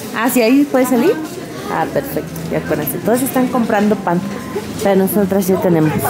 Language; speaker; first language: Spanish; non-native, fluent; English